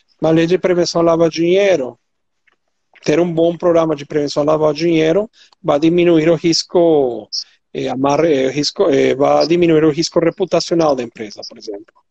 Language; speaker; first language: Portuguese; non-native, fluent; Spanish